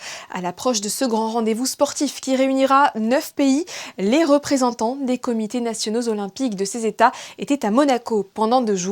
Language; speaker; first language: French; native; French